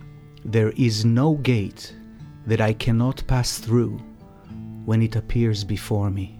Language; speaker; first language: English; non-native, fluent; Hebrew